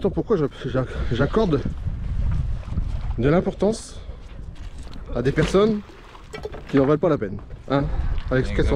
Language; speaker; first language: French; native; French